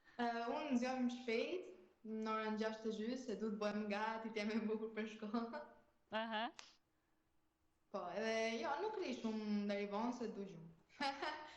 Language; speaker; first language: Albanian; early bilingual, heritage; Albanian